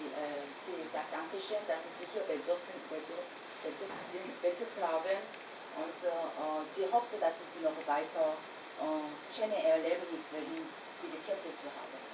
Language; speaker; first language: German; non-native, learner; Korean